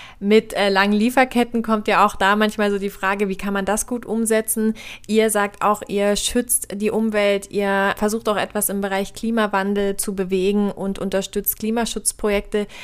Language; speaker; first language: German; native; German